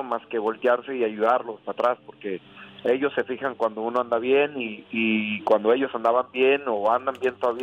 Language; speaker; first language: Spanish; early bilingual, other home language; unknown